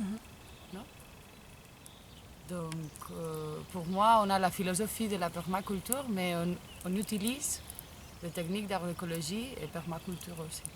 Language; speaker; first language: French; non-native, fluent; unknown